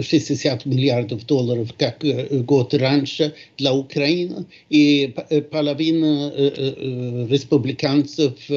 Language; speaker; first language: Russian; non-native, fluent; Swedish